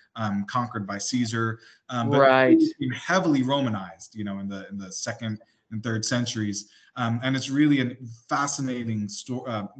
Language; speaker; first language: English; native; English